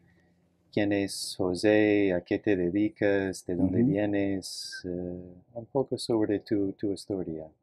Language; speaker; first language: Spanish; non-native, fluent; English